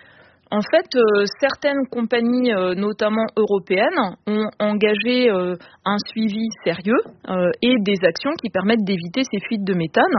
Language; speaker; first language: French; native; French